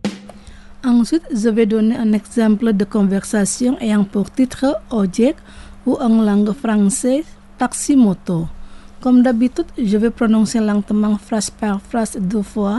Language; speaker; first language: French; non-native, learner; Indonesian